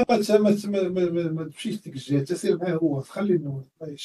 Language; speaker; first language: Arabic; native; Arabic